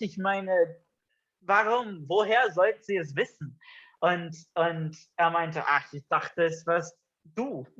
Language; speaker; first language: German; non-native, fluent; English